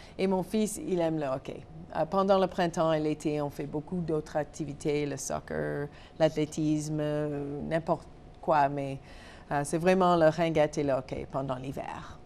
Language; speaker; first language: French; non-native, local second language; English